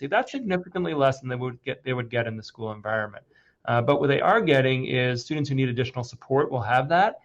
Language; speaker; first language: English; native; English